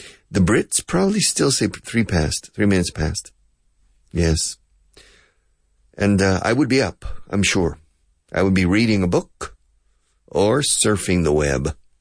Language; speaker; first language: English; native; English